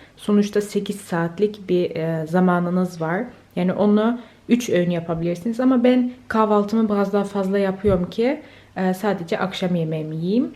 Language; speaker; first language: Turkish; early bilingual, heritage; Turkish